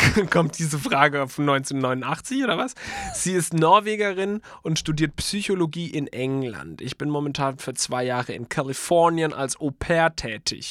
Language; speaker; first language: German; native; German